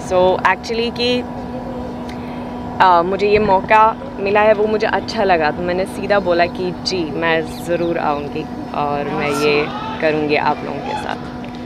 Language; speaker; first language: Hindi; non-native, fluent; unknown